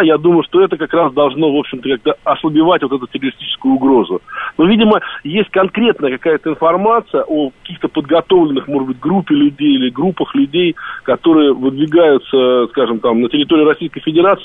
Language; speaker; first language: Russian; native; Russian